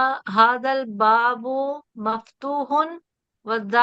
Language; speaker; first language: Arabic; non-native, learner; Urdu